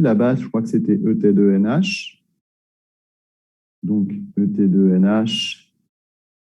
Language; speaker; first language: French; native; French